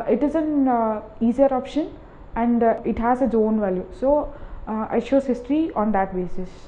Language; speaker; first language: English; non-native, local second language; Tamil